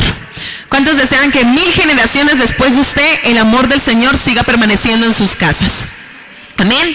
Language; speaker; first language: Spanish; native; Spanish